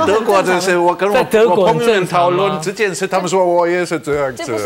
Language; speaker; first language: Chinese; non-native, fluent; German